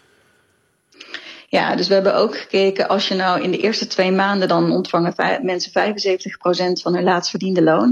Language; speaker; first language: Dutch; native; Dutch